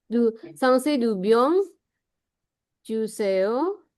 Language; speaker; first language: Korean; non-native, learner; Indonesian